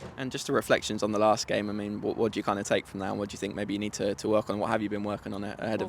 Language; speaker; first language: English; native; English